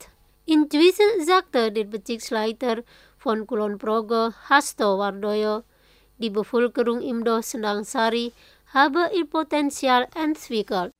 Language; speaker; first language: German; non-native, fluent; Indonesian